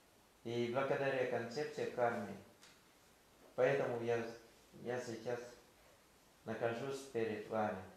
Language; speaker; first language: Russian; non-native, fluent; Thai